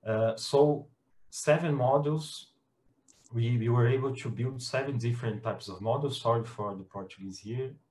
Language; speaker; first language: English; non-native, fluent; Portuguese